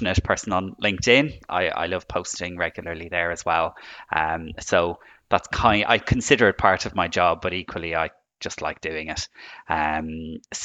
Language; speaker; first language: English; native; English